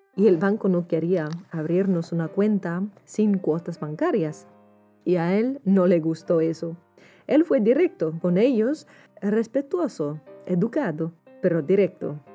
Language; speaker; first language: Spanish; non-native, fluent; English